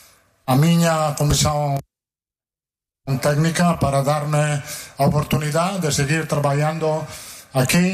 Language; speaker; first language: Portuguese; non-native, fluent; Italian